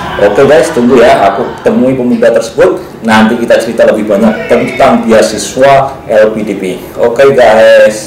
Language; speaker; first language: Indonesian; non-native, local second language; Javanese